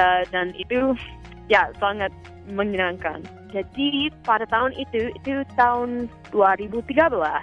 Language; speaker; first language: Indonesian; non-native, fluent; English